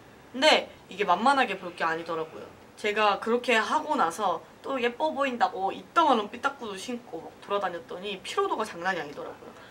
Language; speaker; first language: Korean; native; Korean